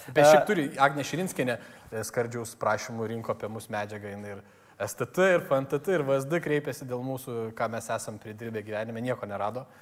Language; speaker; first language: Lithuanian; native; Lithuanian